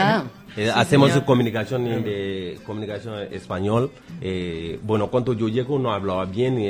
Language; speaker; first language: Spanish; non-native, learner; Bambara